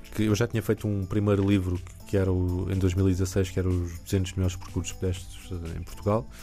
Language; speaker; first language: Portuguese; native; Portuguese